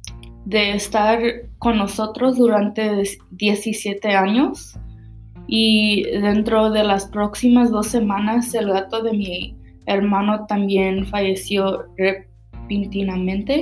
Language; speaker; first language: Spanish; early bilingual, heritage; Spanish